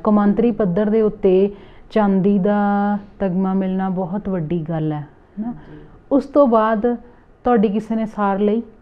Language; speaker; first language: Punjabi; native; Punjabi